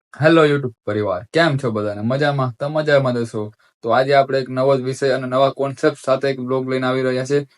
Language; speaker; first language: Gujarati; native; Gujarati